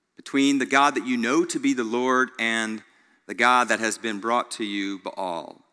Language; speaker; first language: English; native; English